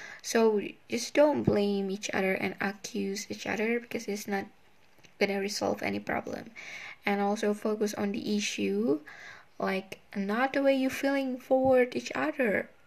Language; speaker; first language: English; non-native, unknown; Indonesian